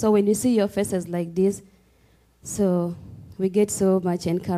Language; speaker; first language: English; non-native, local second language; Acoli